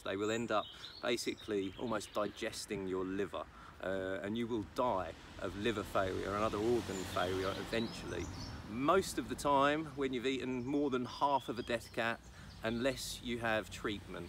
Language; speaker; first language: English; native; English